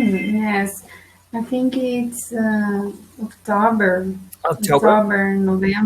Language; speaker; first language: English; non-native, learner; Portuguese